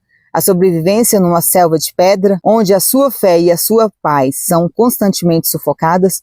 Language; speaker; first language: Portuguese; native; Portuguese